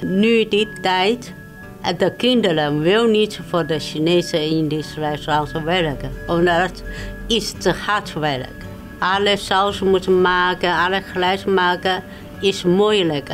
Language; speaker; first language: Dutch; non-native, local second language; Chinese